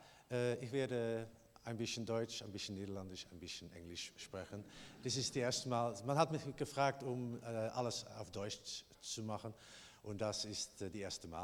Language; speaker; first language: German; non-native, learner; Dutch